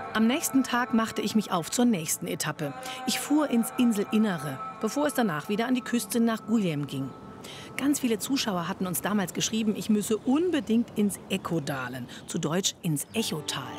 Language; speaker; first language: German; native; German